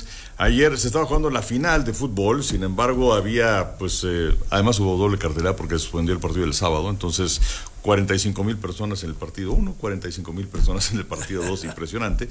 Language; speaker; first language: Spanish; native; Spanish